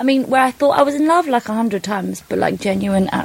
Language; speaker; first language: English; non-native, local second language; Polish